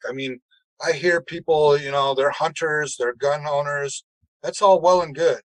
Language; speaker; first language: English; native; English